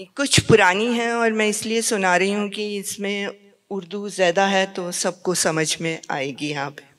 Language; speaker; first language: Hindi; native; Hindi